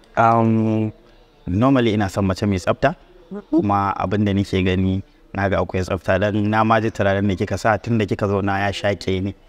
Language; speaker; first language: Hausa; non-native, local second language; Yoruba